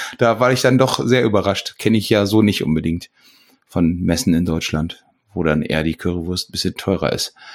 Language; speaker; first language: German; native; German